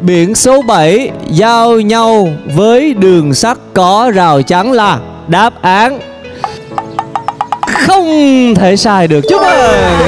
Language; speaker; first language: Vietnamese; native; Vietnamese